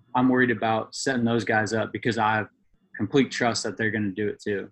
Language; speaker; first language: English; native; English